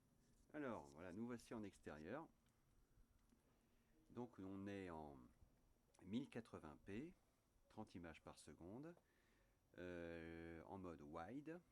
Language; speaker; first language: French; native; French